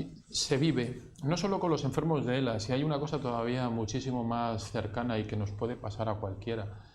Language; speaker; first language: Spanish; native; Spanish